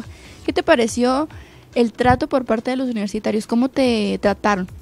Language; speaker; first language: Spanish; native; Spanish